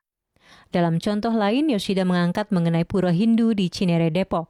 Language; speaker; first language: Indonesian; native; Indonesian